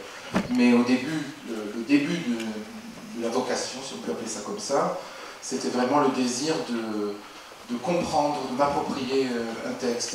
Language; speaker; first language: French; native; French